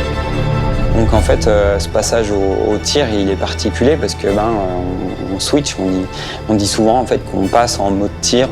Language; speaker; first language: French; native; French